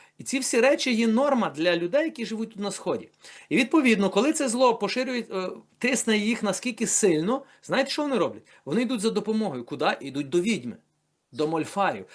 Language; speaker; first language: Ukrainian; native; Ukrainian